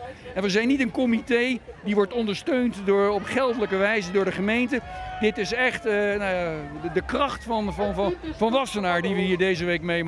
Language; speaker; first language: Dutch; native; Dutch